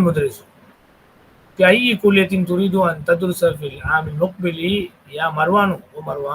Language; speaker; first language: Arabic; non-native, fluent; Tamil